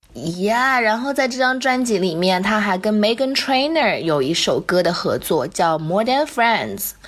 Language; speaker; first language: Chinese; native; Chinese